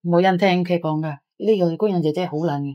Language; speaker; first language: Cantonese; non-native, local second language; Javanese